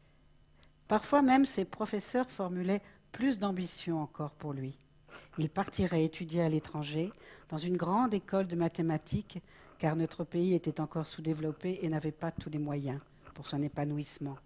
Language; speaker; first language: French; native; French